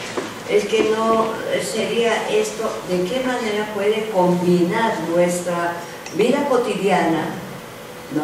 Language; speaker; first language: Spanish; non-native, fluent; Japanese